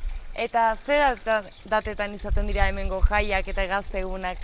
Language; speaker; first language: Basque; native; Basque